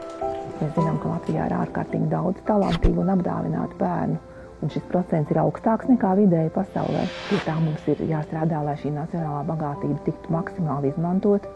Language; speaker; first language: Latvian; native; Latvian